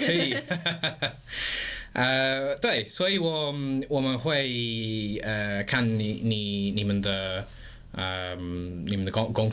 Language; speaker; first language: Chinese; non-native, learner; English